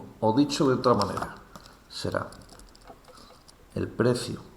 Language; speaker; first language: Spanish; native; Spanish